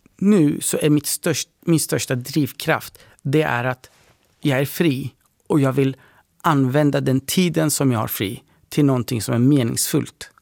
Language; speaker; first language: Swedish; early bilingual, other home language; Persian